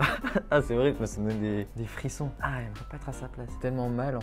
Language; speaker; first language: French; native; French